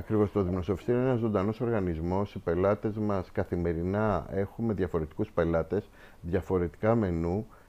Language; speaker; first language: Greek; early bilingual, heritage; Greek